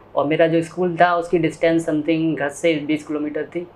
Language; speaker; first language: Hindi; native; Hindi